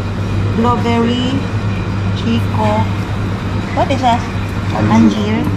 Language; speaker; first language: English; non-native, learner; Filipino